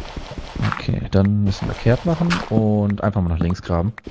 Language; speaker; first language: German; native; German